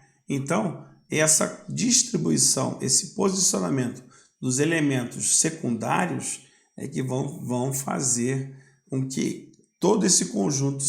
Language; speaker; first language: Portuguese; native; Portuguese